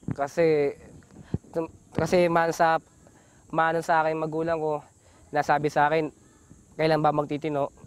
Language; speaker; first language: Filipino; native; Filipino